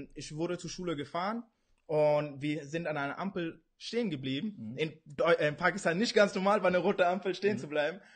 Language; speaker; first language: German; early bilingual, other home language; Urdu